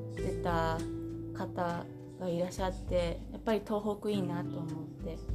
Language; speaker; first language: Japanese; non-native, fluent; Chinese